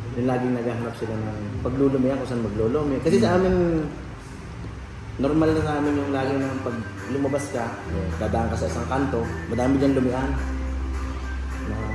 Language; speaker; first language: Filipino; native; Filipino